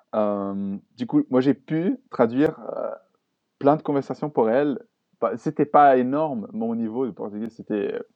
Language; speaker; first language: French; non-native, fluent; German